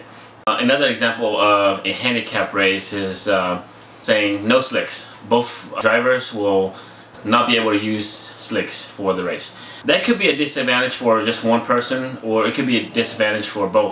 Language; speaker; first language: English; native; English